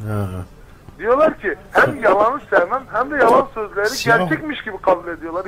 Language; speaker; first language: Turkish; native; Turkish